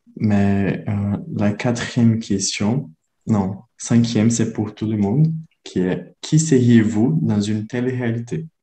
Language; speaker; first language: French; non-native, learner; Portuguese